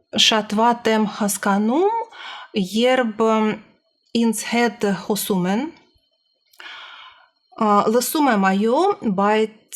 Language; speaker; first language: Armenian; non-native, learner; Russian